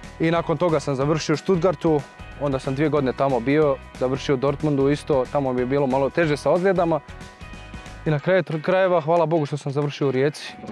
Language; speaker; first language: Croatian; early bilingual, heritage; Croatian